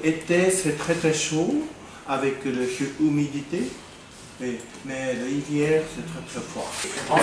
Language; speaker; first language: French; non-native, learner; Japanese